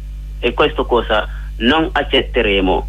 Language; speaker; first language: Italian; non-native, learner; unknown